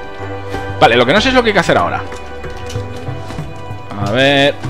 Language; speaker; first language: Spanish; native; Spanish